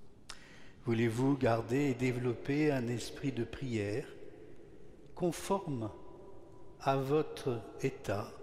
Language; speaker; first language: French; native; French